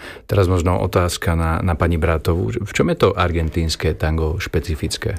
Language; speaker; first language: Slovak; native; Slovak